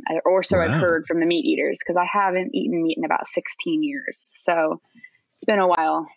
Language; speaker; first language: English; native; English